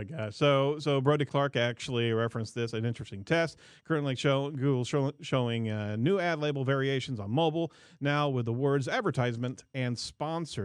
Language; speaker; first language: English; native; English